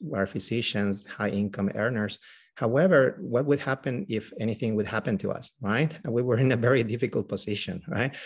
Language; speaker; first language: English; non-native, fluent; Spanish